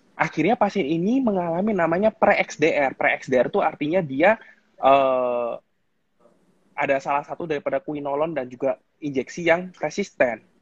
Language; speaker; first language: Indonesian; native; Indonesian